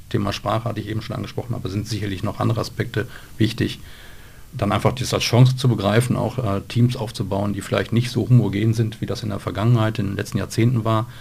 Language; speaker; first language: German; native; German